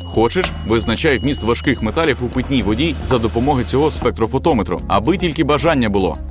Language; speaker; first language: Ukrainian; native; Ukrainian